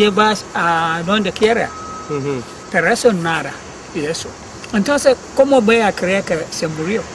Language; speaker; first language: Spanish; non-native, learner; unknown